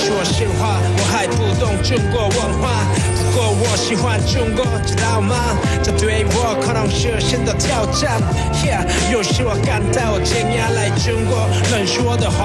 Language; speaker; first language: Chinese; non-native, learner; Korean